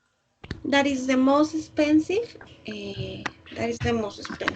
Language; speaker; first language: English; non-native, learner; Spanish